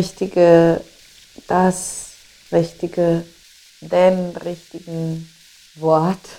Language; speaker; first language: German; non-native, fluent; English